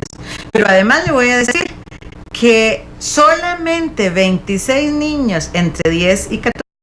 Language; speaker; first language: Spanish; native; Spanish